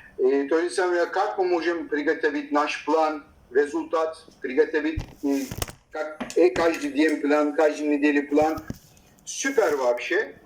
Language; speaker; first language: Russian; non-native, learner; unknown